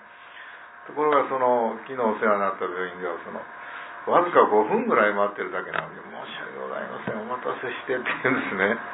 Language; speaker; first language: Japanese; native; Japanese